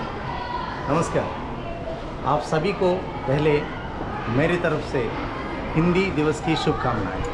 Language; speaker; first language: Hindi; non-native, local second language; Telugu